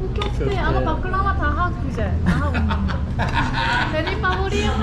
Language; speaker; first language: Turkish; non-native, learner; Korean